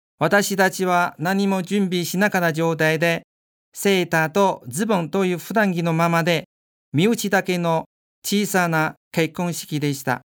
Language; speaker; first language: Japanese; non-native, fluent; Chinese